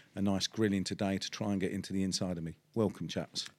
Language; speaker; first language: English; native; English